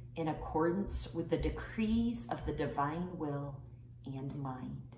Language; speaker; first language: English; native; English